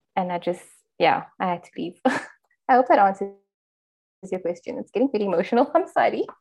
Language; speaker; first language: English; native; English